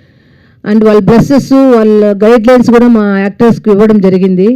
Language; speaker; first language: Telugu; native; Telugu